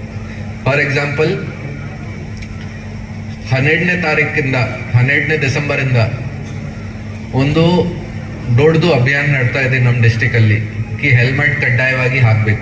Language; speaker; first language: Kannada; non-native, local second language; Hindi